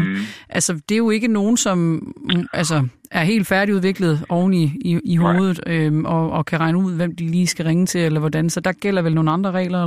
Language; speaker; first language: Danish; native; Danish